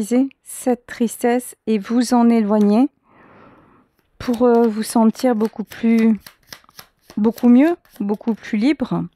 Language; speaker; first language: French; native; French